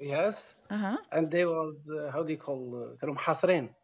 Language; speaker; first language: English; non-native, fluent; Arabic